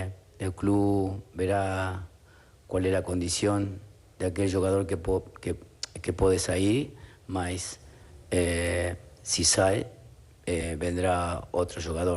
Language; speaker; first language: Portuguese; non-native, learner; Spanish